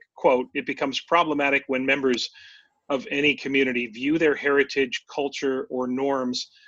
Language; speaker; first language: English; native; English